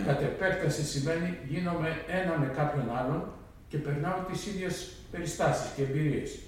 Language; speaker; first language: Greek; native; Greek